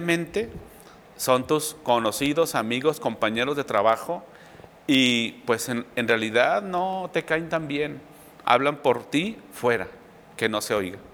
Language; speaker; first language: Spanish; native; Spanish